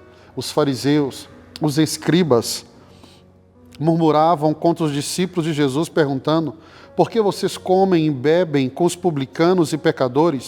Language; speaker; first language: Portuguese; native; Portuguese